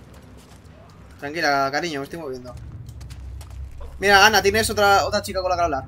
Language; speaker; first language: Spanish; native; Spanish